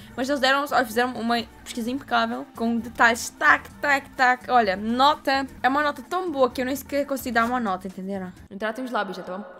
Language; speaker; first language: Portuguese; early bilingual, other home language; Ukrainian